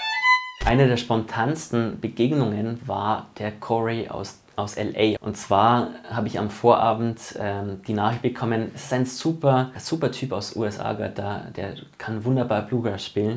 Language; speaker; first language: German; native; German